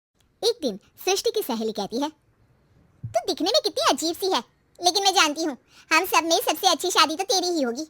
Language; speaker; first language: Hindi; native; Hindi